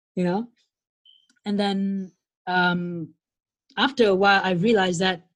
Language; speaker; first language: English; non-native, fluent; Lao